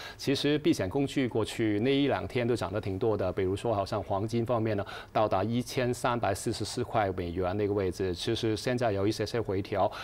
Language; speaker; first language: Chinese; non-native, fluent; Cantonese